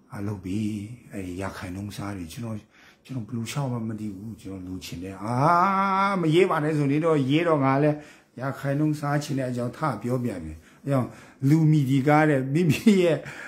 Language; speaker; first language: Burmese; non-native, local second language; Kachin